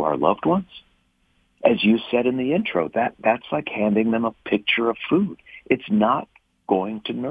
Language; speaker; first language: English; native; English